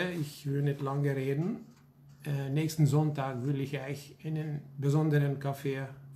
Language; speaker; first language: German; non-native, fluent; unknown